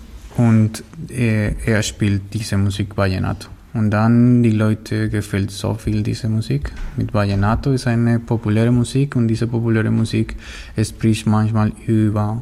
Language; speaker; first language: German; non-native, learner; Spanish